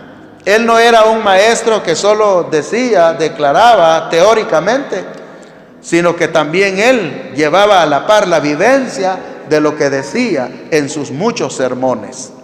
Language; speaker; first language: Spanish; native; Spanish